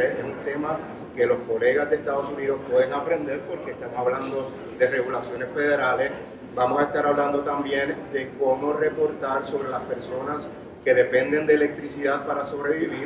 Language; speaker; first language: Spanish; native; Spanish